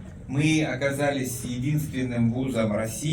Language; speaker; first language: Russian; native; Russian